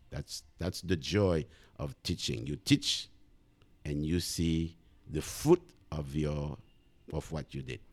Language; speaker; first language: English; non-native, fluent; Haitian Creole